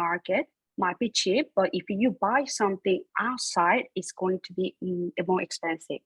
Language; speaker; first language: English; non-native, fluent; Korean